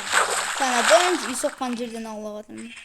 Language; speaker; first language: Kazakh; native; Kazakh